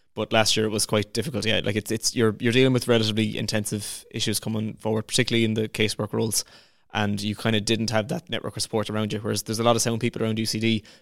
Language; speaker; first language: English; native; English